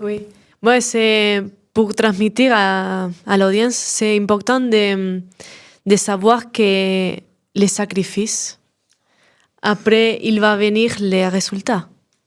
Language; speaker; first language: French; non-native, learner; Spanish